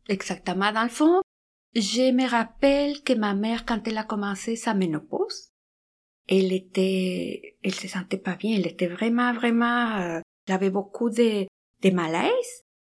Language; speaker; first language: French; non-native, fluent; Spanish